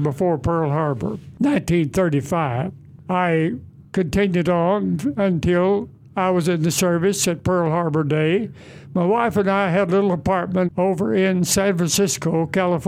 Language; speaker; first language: English; native; English